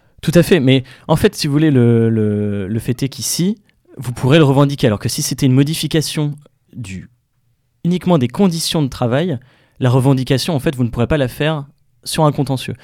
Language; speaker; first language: French; native; French